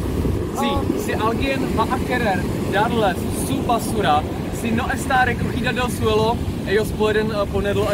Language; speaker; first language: Spanish; non-native, learner; Czech